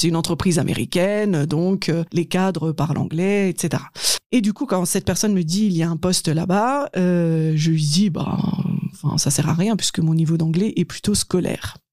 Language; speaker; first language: French; native; French